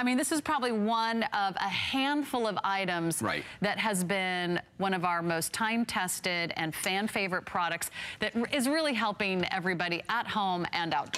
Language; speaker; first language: English; native; English